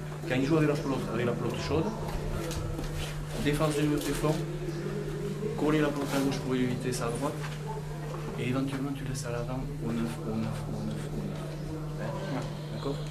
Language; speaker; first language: French; native; French